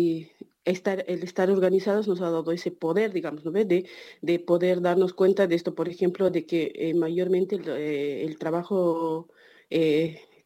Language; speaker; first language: Spanish; native; Spanish